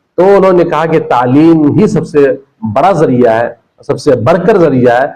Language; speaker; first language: Urdu; native; Urdu